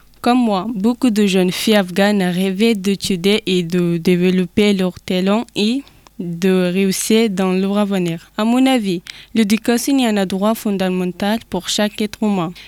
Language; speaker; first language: French; non-native, learner; Persian